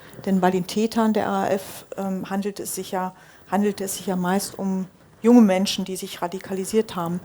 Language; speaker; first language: German; native; German